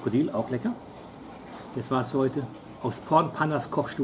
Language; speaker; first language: German; native; German